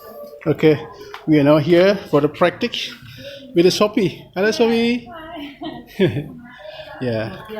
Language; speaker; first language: English; non-native, learner; Indonesian